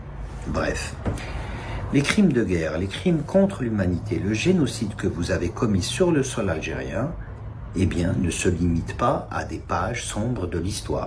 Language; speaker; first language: French; non-native, local second language; Kabyle